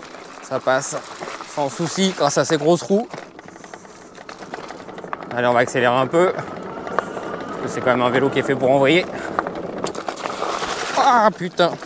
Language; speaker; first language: French; native; French